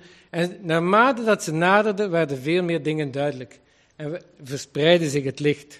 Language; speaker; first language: Dutch; native; Dutch